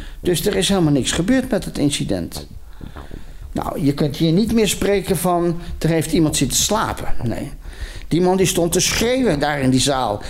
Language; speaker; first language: Dutch; native; Dutch